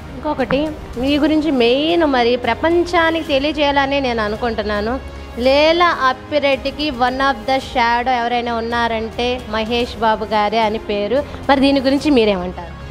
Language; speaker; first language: Telugu; native; Telugu